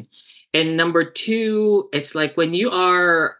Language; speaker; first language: English; non-native, local second language; Cebuano